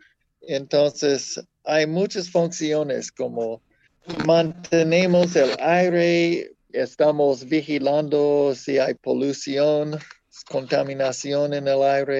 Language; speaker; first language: Spanish; non-native, fluent; English